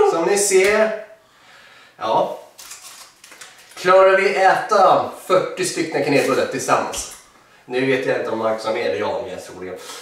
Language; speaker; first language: Swedish; native; Swedish